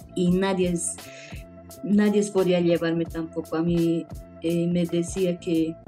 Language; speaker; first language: Spanish; native; Spanish